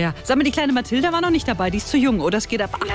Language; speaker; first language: German; native; German